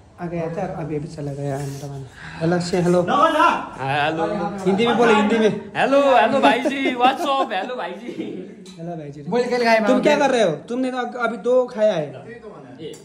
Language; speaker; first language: Hindi; non-native, learner; Nepali